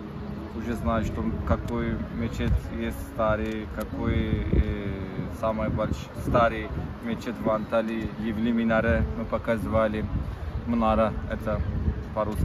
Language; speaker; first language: Russian; non-native, learner; Turkish